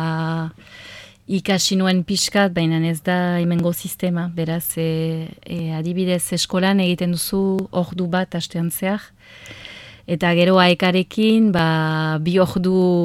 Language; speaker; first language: Basque; non-native, local second language; French